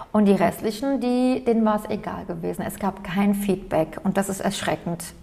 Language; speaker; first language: German; early bilingual, other home language; Turkish